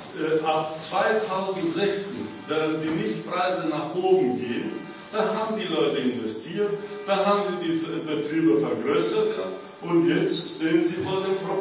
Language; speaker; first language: German; non-native, fluent; Greek